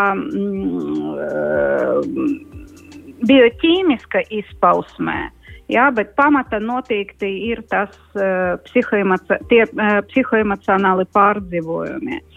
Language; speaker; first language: Latvian; non-native, local second language; Russian